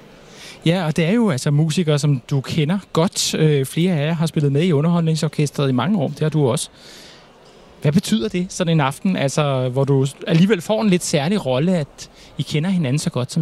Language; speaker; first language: Danish; native; Danish